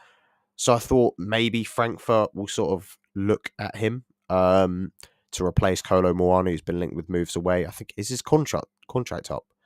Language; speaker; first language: English; native; English